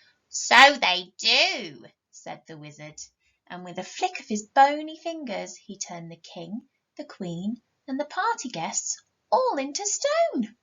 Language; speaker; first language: English; native; English